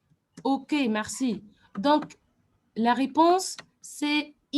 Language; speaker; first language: French; non-native, fluent; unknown